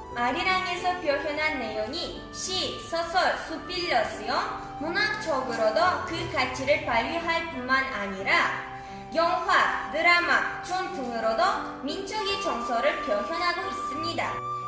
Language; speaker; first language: Korean; non-native, fluent; Uzbek